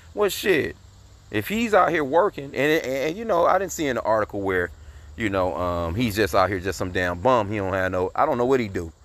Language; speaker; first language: English; native; English